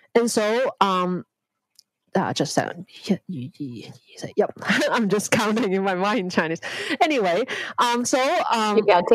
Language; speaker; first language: English; non-native, local second language; Cantonese